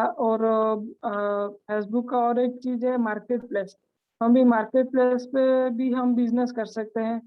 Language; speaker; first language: Hindi; non-native, local second language; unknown